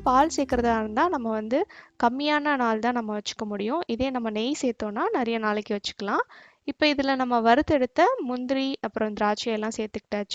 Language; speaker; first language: Tamil; native; Tamil